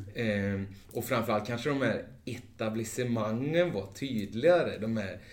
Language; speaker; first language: Swedish; native; Swedish